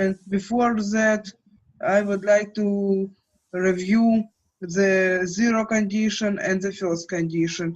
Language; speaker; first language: English; non-native, fluent; Ukrainian